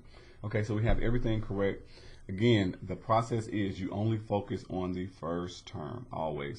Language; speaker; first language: English; native; English